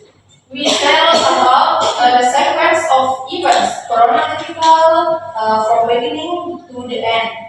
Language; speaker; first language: English; non-native, learner; Indonesian